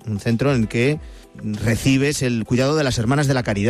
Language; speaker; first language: Spanish; native; Spanish